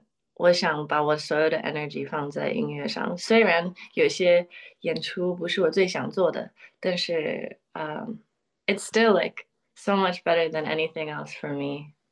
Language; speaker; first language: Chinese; early bilingual, other home language; English